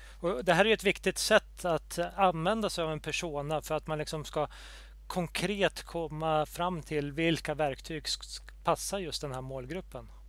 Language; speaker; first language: Swedish; native; Swedish